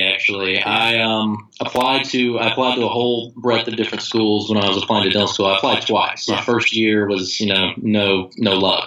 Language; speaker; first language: English; native; English